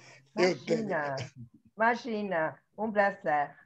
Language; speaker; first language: Portuguese; non-native, fluent; Spanish